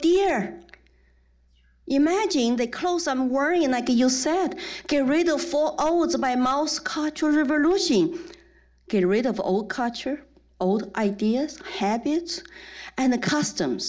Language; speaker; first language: English; non-native, fluent; Chinese